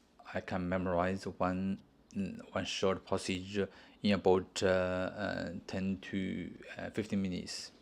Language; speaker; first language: English; non-native, learner; Chinese